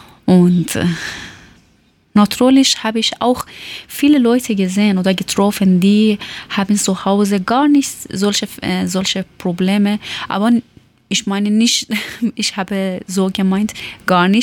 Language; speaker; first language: German; non-native, learner; Persian